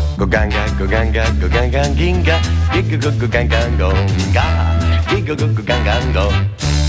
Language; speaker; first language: Italian; native; Italian